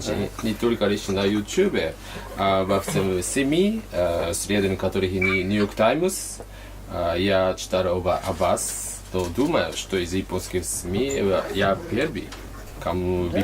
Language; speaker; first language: Russian; non-native, learner; Japanese